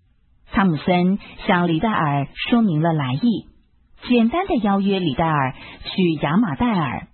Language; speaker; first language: Chinese; native; Chinese